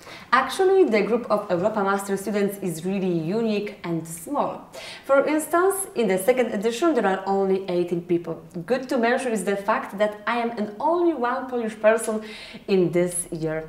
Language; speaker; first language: English; non-native, fluent; Polish